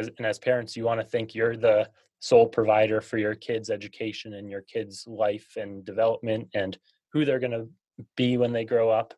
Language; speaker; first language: English; native; English